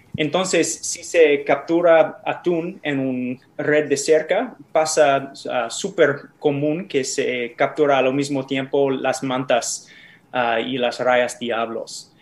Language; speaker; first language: Spanish; non-native, learner; English